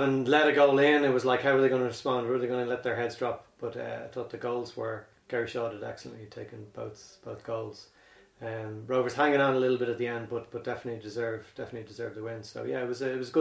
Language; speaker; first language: English; native; English